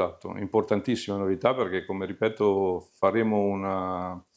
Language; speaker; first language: Italian; native; Italian